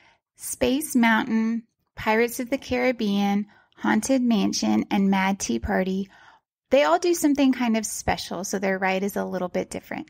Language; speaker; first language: English; native; English